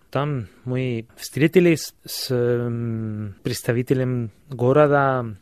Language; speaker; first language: Russian; non-native, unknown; Spanish